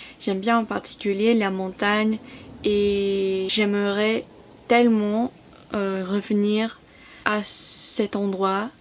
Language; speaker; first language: French; non-native, fluent; English